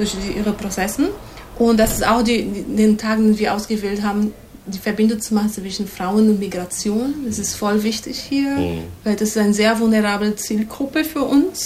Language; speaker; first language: German; non-native, fluent; Portuguese